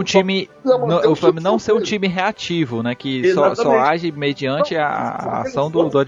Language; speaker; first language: Portuguese; native; Portuguese